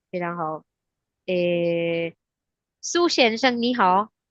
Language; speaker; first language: Chinese; non-native, fluent; Hindi